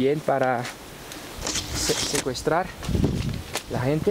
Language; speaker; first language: Spanish; non-native, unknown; Dutch